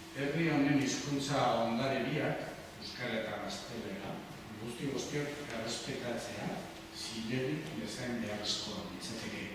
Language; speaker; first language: Basque; non-native, local second language; Spanish